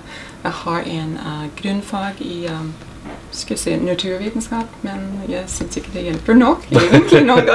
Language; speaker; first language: Norwegian; non-native, fluent; English